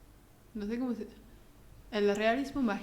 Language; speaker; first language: Spanish; non-native, learner; French